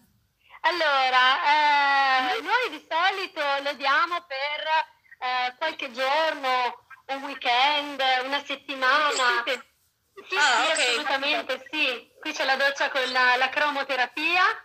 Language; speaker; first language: Italian; native; Italian